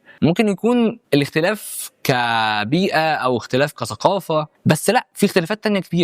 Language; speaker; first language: Arabic; native; Arabic